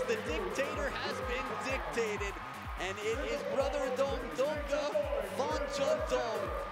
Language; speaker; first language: English; native; English